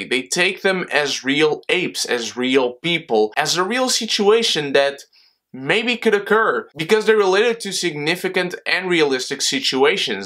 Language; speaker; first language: English; non-native, fluent; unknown